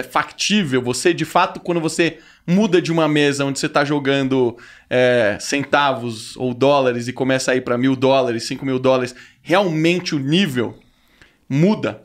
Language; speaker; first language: Portuguese; native; Portuguese